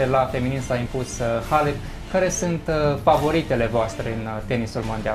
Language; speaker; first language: Romanian; native; Romanian